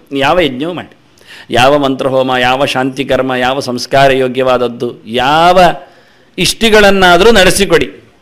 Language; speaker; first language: Kannada; non-native, local second language; Tulu